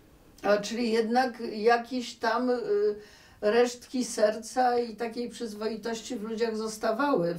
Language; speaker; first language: Polish; native; Polish